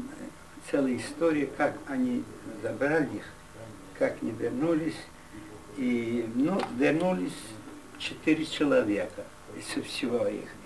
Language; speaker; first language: Russian; non-native, fluent; Yiddish